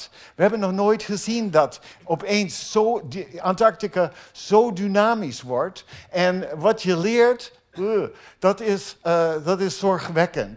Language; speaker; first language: Dutch; non-native, fluent; English